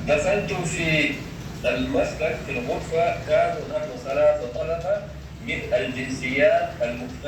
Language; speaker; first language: Arabic; non-native, fluent; Chechen